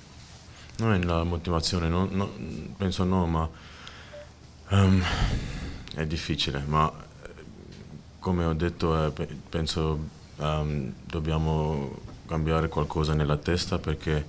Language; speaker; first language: Italian; non-native, learner; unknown